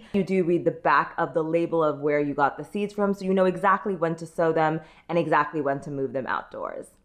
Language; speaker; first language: English; native; English